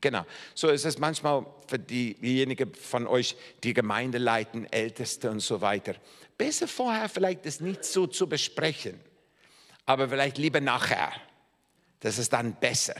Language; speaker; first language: German; non-native, fluent; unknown